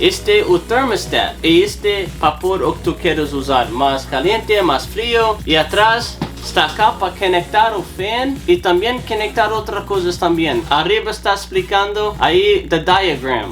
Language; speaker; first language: Spanish; non-native, learner; English